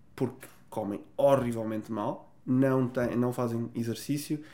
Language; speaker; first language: Portuguese; native; Portuguese